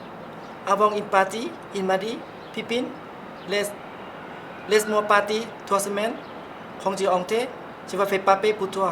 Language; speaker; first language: French; non-native, learner; Thai